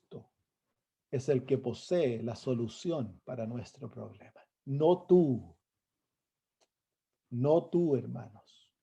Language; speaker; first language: Spanish; native; Spanish